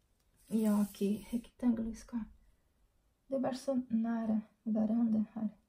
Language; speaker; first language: Swedish; non-native, learner; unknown